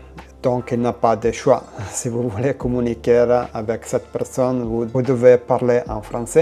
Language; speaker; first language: French; non-native, learner; Italian